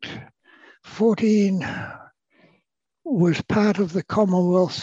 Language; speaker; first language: English; native; English